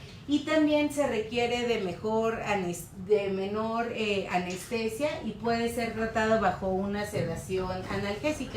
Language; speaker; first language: Spanish; native; Spanish